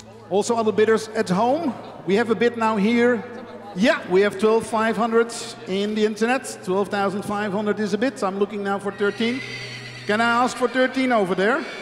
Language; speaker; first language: English; non-native, fluent; Dutch